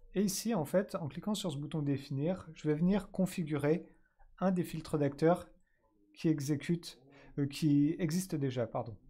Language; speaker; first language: French; native; French